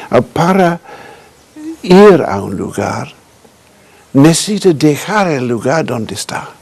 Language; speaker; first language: Spanish; non-native, fluent; English